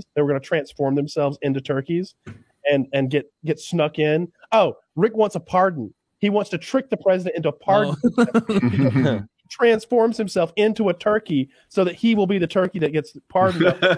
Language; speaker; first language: English; native; English